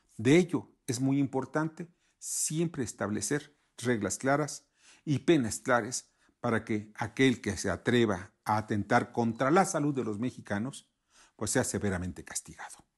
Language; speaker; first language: Spanish; native; Spanish